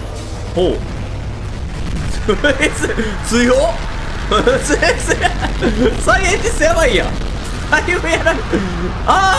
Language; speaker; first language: Japanese; native; Japanese